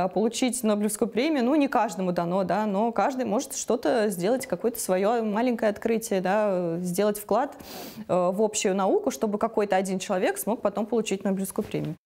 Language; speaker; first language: Russian; native; Russian